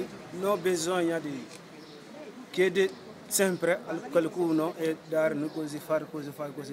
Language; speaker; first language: Italian; non-native, learner; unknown